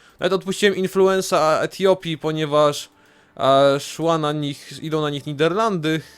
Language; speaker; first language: Polish; native; Polish